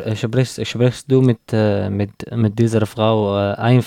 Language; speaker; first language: German; non-native, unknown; Arabic